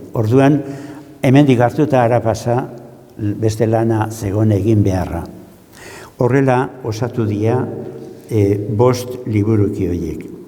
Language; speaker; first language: Basque; native; Basque